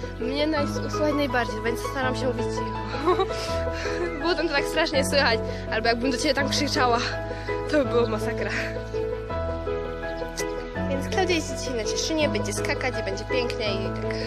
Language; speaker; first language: Polish; native; Polish